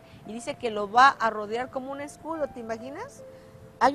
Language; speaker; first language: Spanish; native; Spanish